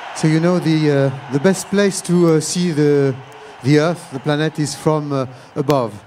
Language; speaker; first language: English; non-native, fluent; French